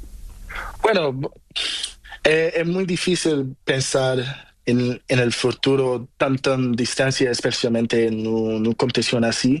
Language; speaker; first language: Spanish; non-native, learner; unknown